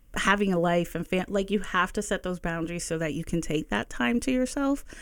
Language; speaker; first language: English; early bilingual, other home language; Spanish